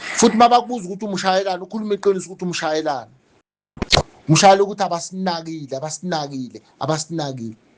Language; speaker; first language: Zulu; non-native, local second language; Tswana